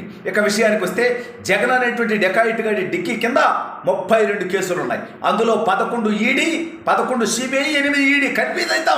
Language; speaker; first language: Telugu; native; Telugu